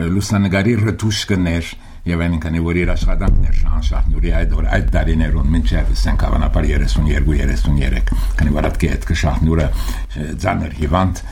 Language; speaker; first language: Armenian; early bilingual, heritage; Armenian